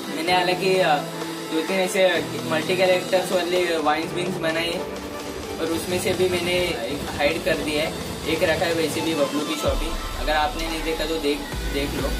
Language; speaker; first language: Hindi; non-native, local second language; Marathi